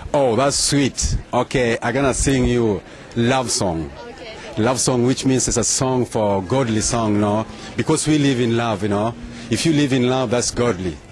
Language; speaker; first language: English; non-native, local second language; Luo (Kenya and Tanzania)